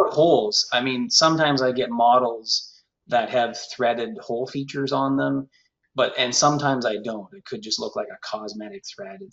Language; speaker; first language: English; native; English